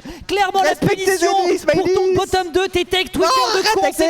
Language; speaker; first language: French; native; French